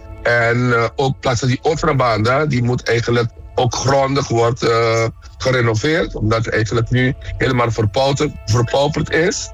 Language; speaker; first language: Dutch; non-native, local second language; Papiamento